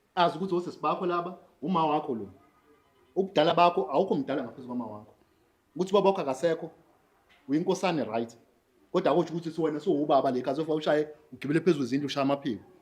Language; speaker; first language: Zulu; native; Zulu